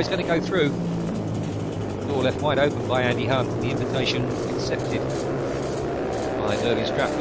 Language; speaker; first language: English; native; English